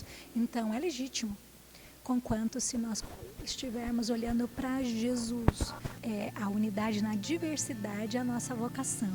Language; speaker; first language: Portuguese; native; Portuguese